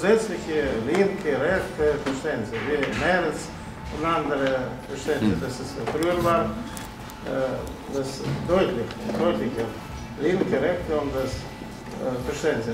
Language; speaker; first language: German; non-native, learner; Russian